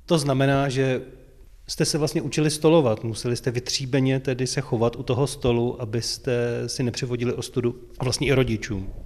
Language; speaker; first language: Czech; native; Czech